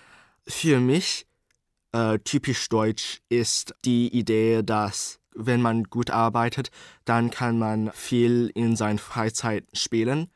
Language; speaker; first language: German; non-native, learner; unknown